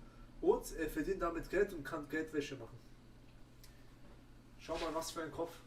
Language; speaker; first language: German; native; German